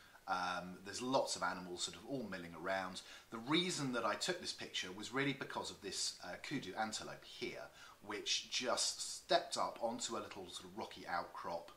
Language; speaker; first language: English; native; English